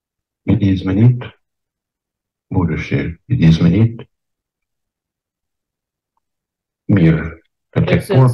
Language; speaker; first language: Russian; non-native, fluent; English